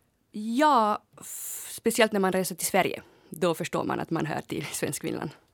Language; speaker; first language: Swedish; non-native, fluent; French